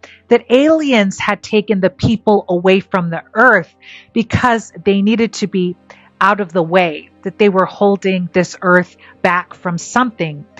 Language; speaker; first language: English; native; English